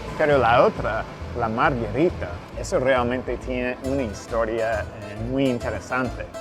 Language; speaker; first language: Spanish; non-native, fluent; English